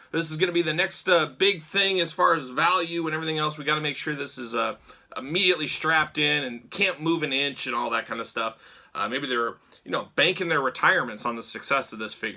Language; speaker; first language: English; native; English